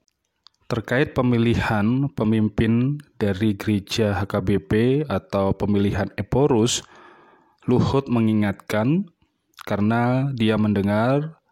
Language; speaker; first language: Indonesian; native; Indonesian